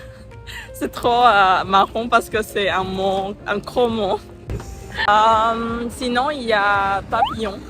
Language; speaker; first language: French; non-native, learner; Thai